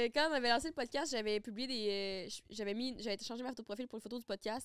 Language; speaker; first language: French; native; French